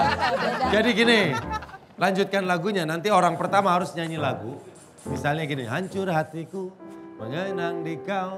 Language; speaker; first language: Indonesian; native; Indonesian